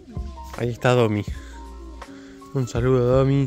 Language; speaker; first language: Spanish; native; Spanish